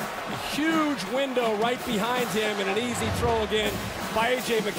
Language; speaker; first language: English; native; English